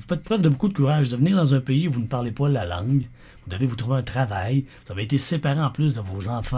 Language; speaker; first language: French; native; French